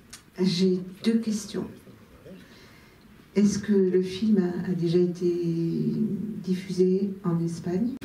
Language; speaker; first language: French; native; French